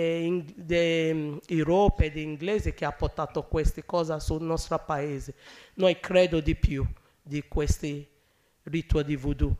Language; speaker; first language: Italian; non-native, learner; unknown